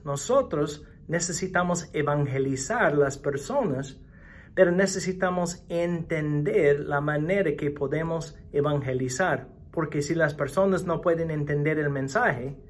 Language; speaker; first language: Spanish; non-native, fluent; English